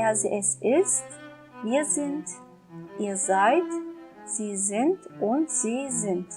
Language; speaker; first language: German; non-native, fluent; Turkish